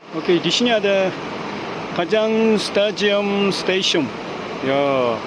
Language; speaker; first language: Malay; non-native, learner; Japanese